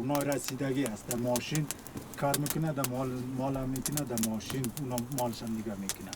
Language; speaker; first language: Persian; non-native, local second language; Kyrgyz